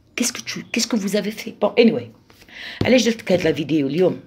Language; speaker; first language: French; non-native, local second language; Arabic